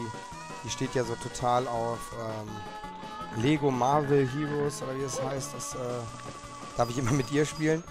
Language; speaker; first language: German; native; German